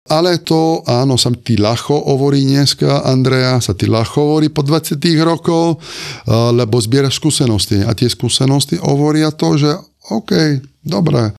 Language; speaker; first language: Slovak; non-native, fluent; Italian